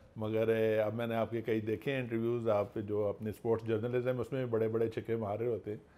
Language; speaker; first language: Urdu; non-native, local second language; Punjabi